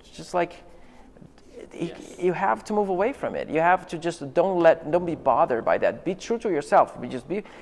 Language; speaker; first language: English; non-native, fluent; Portuguese